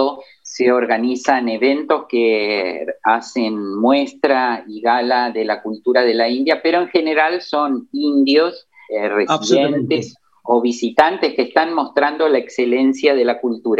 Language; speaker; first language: Spanish; native; Spanish